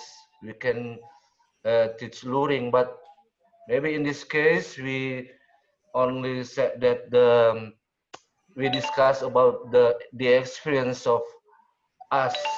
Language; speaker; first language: English; non-native, learner; Indonesian